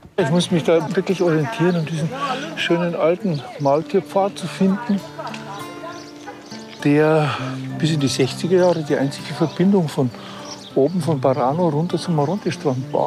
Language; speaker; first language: German; native; German